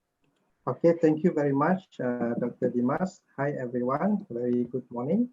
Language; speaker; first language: English; non-native, fluent; Malay